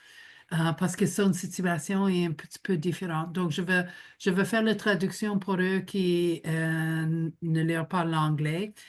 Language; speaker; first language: French; non-native, local second language; English